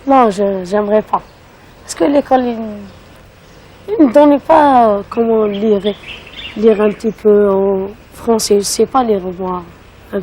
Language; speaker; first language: French; non-native, learner; Arabic